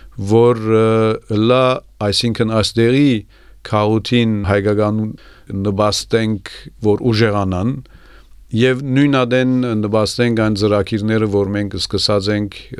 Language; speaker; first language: Armenian; early bilingual, heritage; Armenian